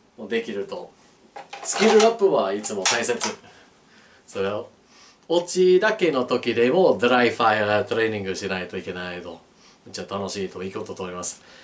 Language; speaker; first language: Japanese; non-native, learner; English